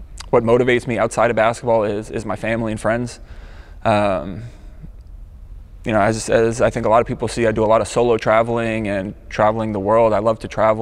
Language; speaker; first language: English; native; English